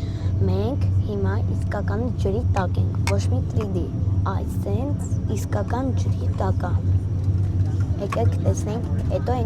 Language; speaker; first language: Armenian; early bilingual, heritage; Armenian